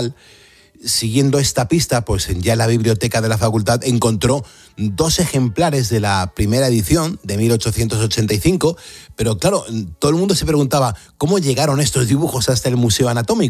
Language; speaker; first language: Spanish; native; Spanish